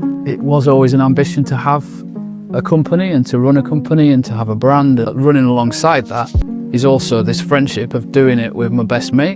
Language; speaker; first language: English; native; English